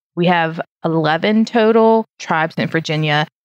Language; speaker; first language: English; native; English